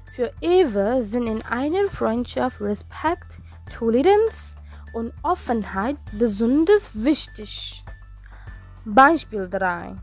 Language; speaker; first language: German; non-native, learner; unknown